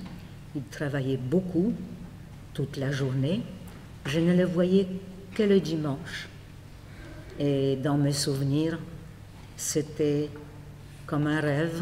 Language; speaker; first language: French; non-native, fluent; Polish